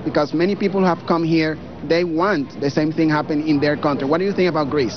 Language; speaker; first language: English; non-native, fluent; Spanish